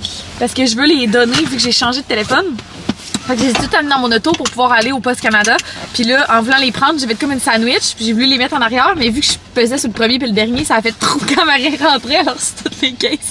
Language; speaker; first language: French; native; French